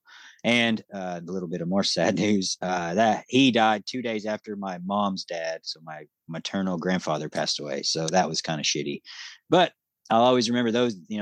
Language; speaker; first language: English; native; English